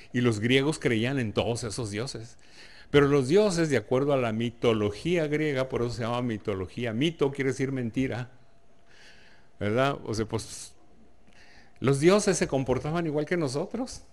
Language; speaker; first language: Spanish; native; Spanish